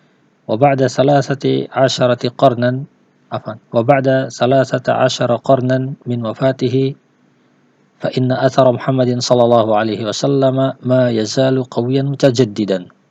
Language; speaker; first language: Arabic; non-native, fluent; Indonesian